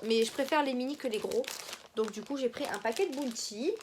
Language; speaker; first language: French; native; French